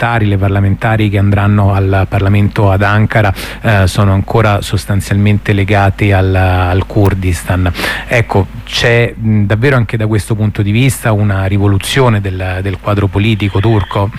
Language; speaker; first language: Italian; native; Italian